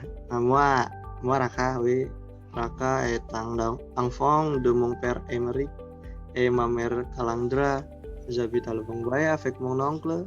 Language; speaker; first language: French; non-native, learner; Indonesian